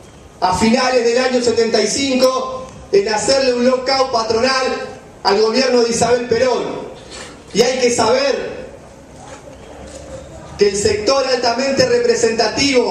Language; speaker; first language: Spanish; native; Spanish